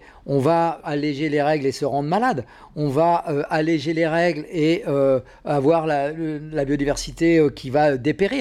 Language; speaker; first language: French; native; French